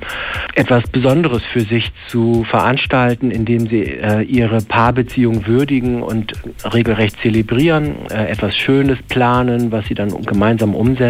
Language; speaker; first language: German; native; German